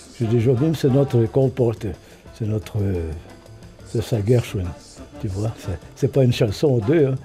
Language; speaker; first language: French; non-native, fluent; Portuguese